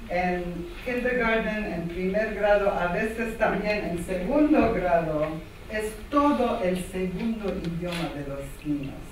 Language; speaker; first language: Spanish; non-native, fluent; Armenian